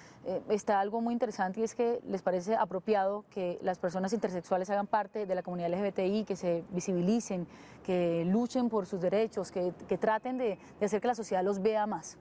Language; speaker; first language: Spanish; native; Spanish